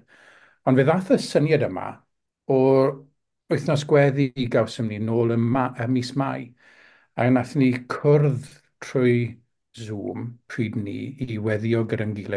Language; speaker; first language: Welsh; non-native, local second language; English